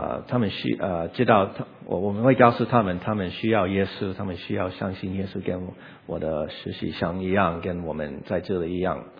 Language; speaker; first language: Chinese; non-native, learner; English